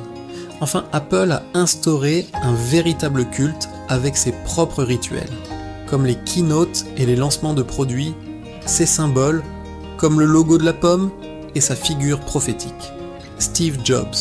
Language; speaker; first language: French; native; French